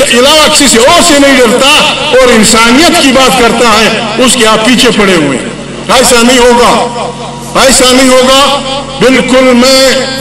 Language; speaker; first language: Urdu; non-native, local second language; Pashto